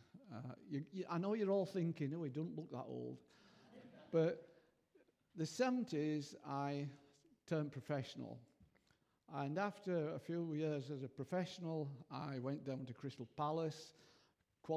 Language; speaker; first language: English; native; English